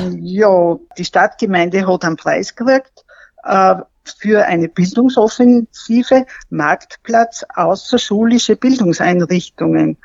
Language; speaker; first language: German; native; German